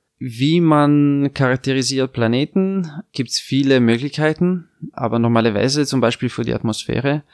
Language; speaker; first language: German; non-native, fluent; Italian